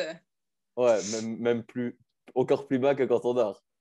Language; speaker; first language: French; native; French